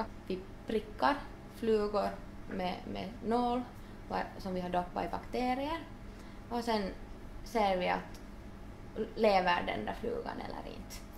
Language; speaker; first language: Swedish; non-native, local second language; Finnish